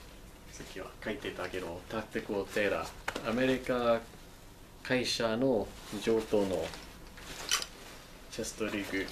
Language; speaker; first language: Japanese; non-native, learner; English